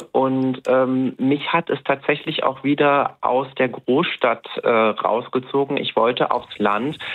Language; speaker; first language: German; native; German